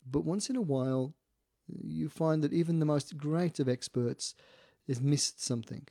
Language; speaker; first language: English; native; English